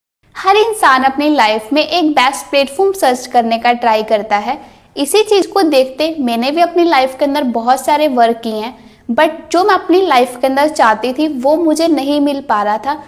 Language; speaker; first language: Hindi; native; Hindi